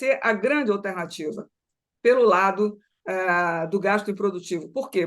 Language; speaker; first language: Portuguese; native; Portuguese